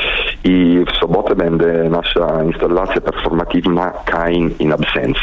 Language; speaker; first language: Polish; non-native, learner; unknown